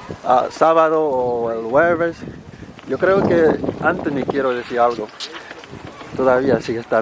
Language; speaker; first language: Spanish; non-native, learner; Haitian Creole